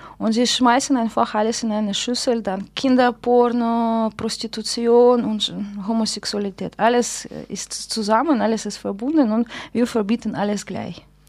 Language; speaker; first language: German; non-native, fluent; Russian